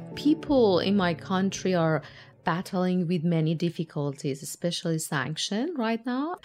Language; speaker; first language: English; non-native, fluent; Persian